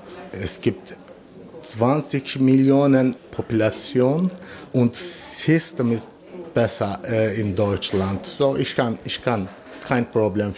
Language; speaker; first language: German; non-native, learner; Turkish